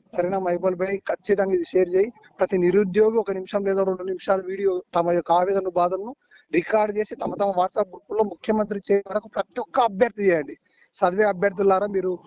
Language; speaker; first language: Telugu; native; Telugu